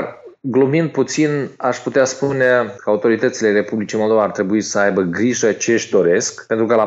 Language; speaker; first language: Romanian; native; Romanian